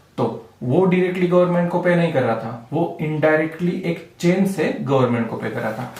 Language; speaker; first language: Hindi; non-native, local second language; Marathi